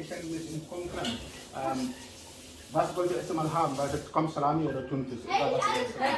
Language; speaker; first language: German; non-native, learner; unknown